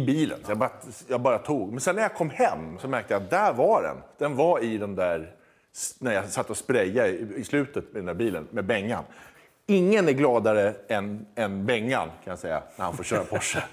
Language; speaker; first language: Swedish; native; Swedish